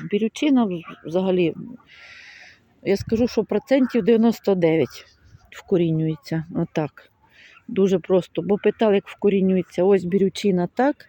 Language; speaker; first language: Ukrainian; native; Ukrainian